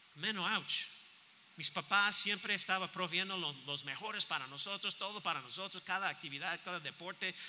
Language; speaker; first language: Spanish; non-native, fluent; English